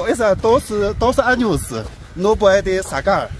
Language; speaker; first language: Spanish; non-native, learner; Chinese